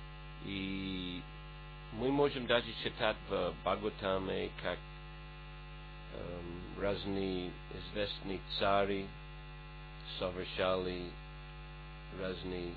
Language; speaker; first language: Russian; non-native, fluent; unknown